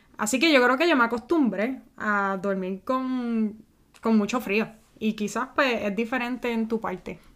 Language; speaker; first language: Spanish; early bilingual, heritage; Spanish